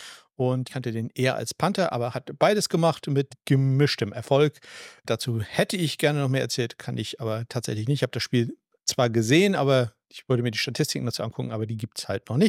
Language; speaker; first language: German; native; German